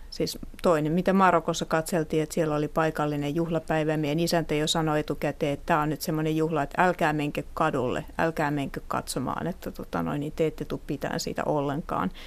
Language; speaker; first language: Finnish; native; Finnish